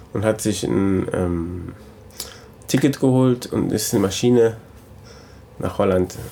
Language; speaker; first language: German; early bilingual, other home language; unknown